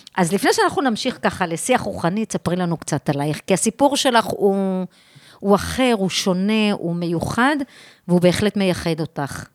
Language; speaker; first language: Hebrew; native; Hebrew